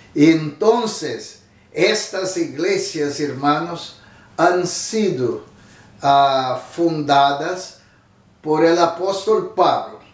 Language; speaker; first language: Spanish; non-native, fluent; Portuguese